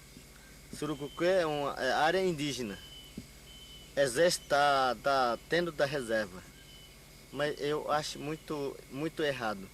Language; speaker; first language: Portuguese; non-native, local second language; Yanomámi